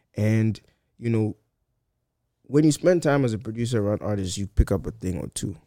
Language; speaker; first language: English; non-native, local second language; Akan